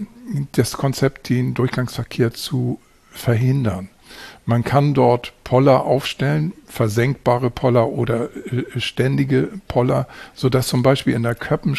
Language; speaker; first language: German; native; German